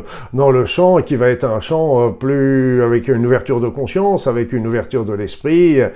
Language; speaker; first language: French; native; French